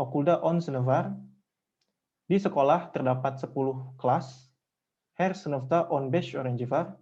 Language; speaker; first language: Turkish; non-native, fluent; Indonesian